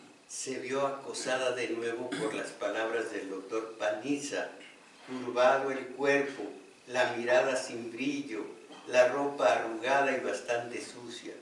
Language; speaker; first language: Spanish; native; Spanish